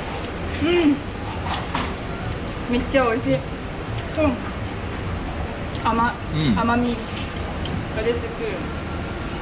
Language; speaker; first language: Japanese; non-native, fluent; Vietnamese